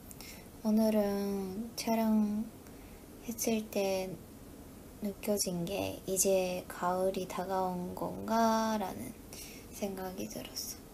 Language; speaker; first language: Korean; non-native, fluent; Japanese